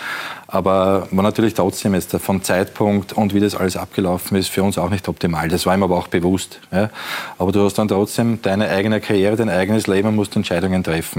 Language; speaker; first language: German; native; German